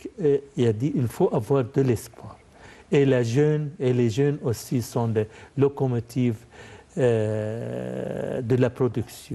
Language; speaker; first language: French; non-native, fluent; Arabic